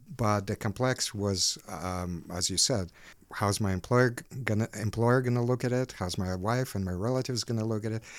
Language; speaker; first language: English; non-native, fluent; Ukrainian